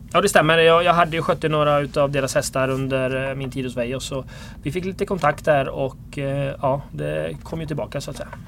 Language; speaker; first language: Swedish; early bilingual, other home language; Bosnian